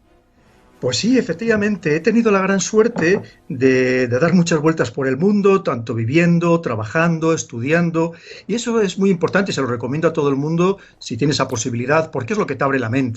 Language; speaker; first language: Spanish; native; Spanish